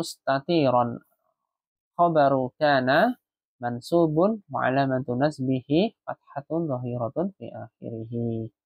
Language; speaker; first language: Arabic; non-native, fluent; Indonesian